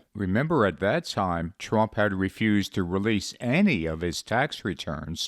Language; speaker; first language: English; native; English